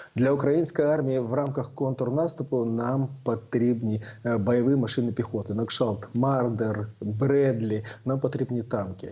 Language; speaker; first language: Ukrainian; native; Ukrainian